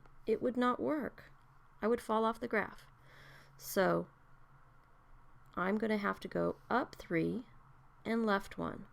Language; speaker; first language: English; native; English